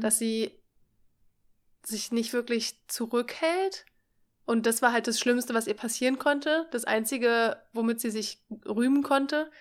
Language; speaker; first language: German; native; German